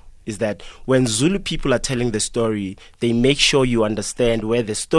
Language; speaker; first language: English; non-native, local second language; South Ndebele